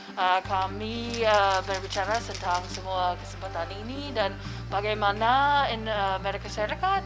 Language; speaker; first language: Indonesian; non-native, fluent; English